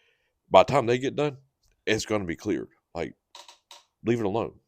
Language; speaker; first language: English; native; English